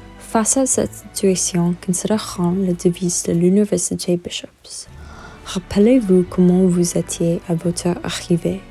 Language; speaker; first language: French; non-native, local second language; English